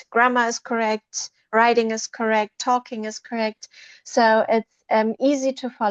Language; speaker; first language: English; non-native, fluent; German